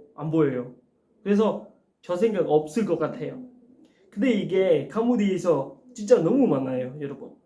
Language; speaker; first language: Korean; non-native, learner; Khmer